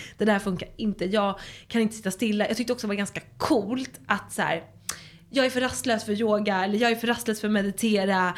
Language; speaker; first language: Swedish; native; Swedish